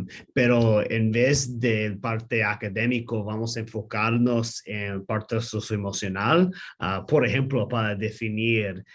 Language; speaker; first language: Spanish; non-native, learner; English